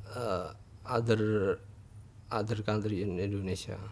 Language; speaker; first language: English; non-native, learner; Indonesian